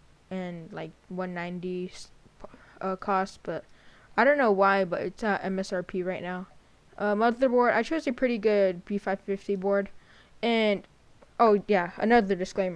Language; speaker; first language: English; native; English